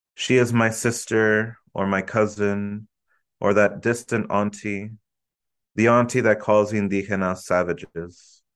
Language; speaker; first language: English; early bilingual, other home language; Spanish